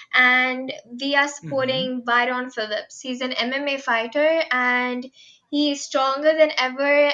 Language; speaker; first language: English; non-native, local second language; Hindi